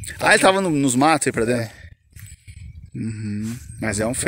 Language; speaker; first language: Portuguese; native; Portuguese